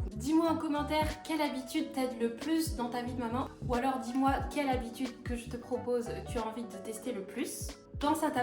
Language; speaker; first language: French; native; French